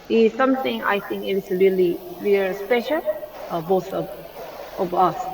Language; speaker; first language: English; non-native, learner; Korean